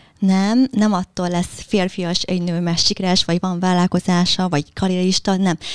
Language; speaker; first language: Hungarian; early bilingual, other home language; Vietnamese